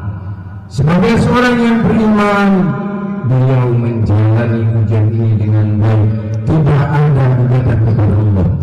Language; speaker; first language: Indonesian; native; Indonesian